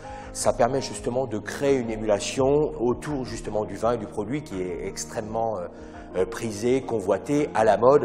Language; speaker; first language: French; native; French